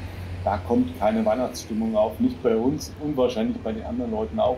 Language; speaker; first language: German; native; German